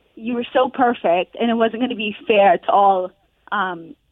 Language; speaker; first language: English; non-native, fluent; Hebrew